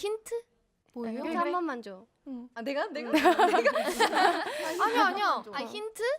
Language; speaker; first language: Korean; non-native, fluent; Japanese